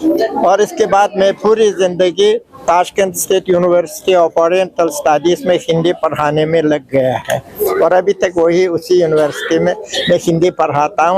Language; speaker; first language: Hindi; non-native, fluent; Uzbek